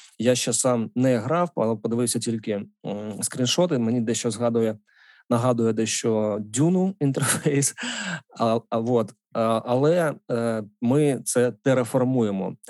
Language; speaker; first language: Ukrainian; native; Ukrainian